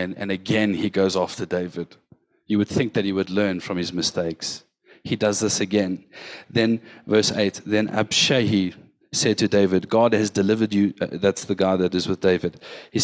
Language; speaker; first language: English; native; English